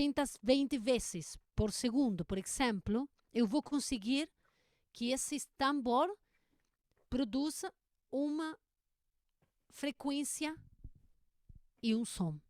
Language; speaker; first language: Portuguese; non-native, learner; Spanish